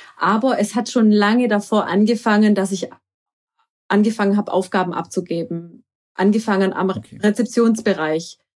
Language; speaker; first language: German; early bilingual, other home language; Croatian